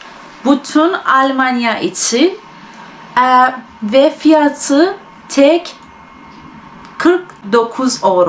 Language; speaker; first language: Turkish; non-native, fluent; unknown